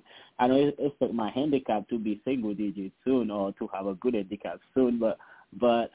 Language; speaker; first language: English; non-native, fluent; Haitian Creole